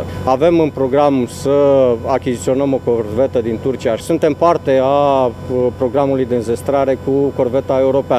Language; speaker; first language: Romanian; native; Romanian